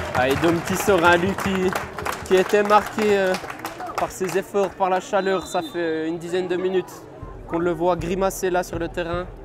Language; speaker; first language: French; native; French